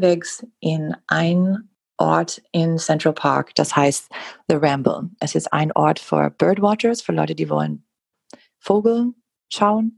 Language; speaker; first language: German; non-native, fluent; English